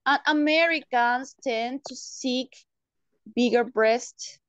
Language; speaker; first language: English; non-native, learner; Spanish